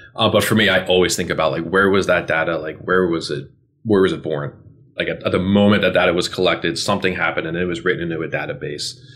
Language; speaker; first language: English; native; English